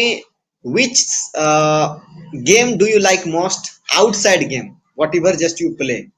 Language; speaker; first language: English; non-native, fluent; Hindi